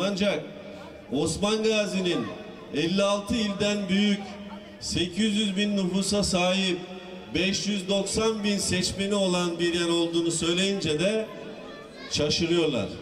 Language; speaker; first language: Turkish; native; Turkish